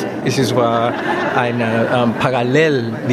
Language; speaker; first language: German; non-native, learner; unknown